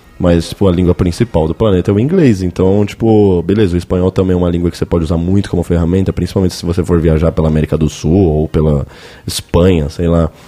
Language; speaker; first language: Portuguese; native; Portuguese